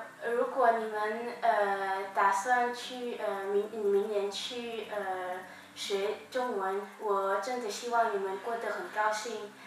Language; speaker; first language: Chinese; non-native, learner; French